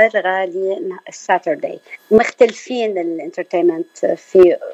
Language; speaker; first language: Arabic; native; Arabic